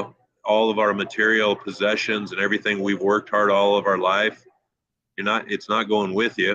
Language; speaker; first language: English; native; English